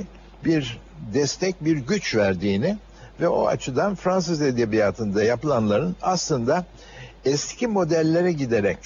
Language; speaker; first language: Turkish; native; Turkish